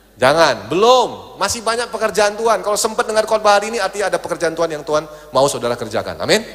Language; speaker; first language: Indonesian; native; Indonesian